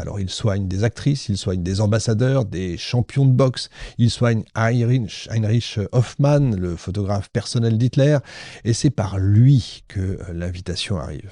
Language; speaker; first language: French; native; French